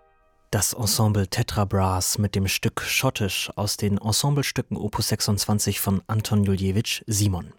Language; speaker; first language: German; native; German